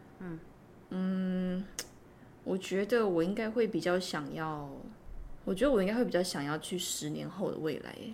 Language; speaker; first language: Chinese; native; Chinese